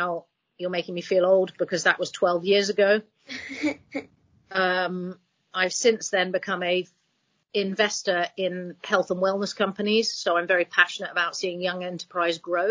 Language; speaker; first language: English; native; English